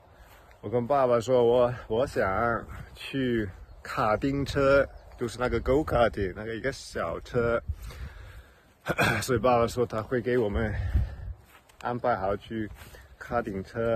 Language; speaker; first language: Chinese; non-native, fluent; English